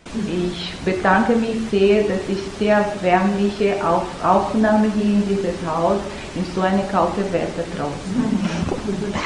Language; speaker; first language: German; non-native, learner; Portuguese